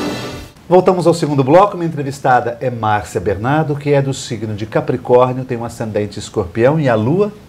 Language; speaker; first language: Portuguese; native; Portuguese